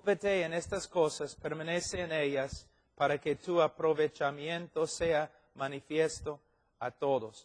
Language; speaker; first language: Spanish; non-native, fluent; English